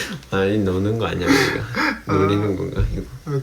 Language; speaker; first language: Korean; non-native, fluent; Japanese